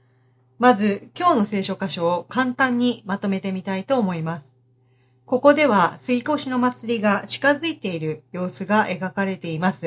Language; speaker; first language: Japanese; native; Japanese